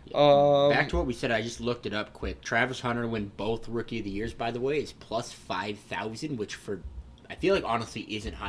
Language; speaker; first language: English; native; English